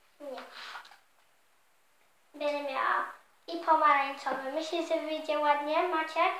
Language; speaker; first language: Polish; early bilingual, heritage; Polish